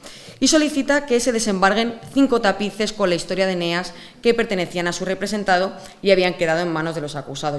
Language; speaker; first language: Spanish; native; Spanish